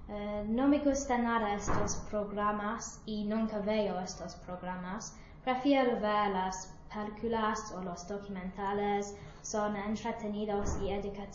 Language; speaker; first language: Spanish; non-native, learner; English